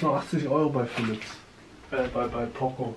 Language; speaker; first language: German; native; German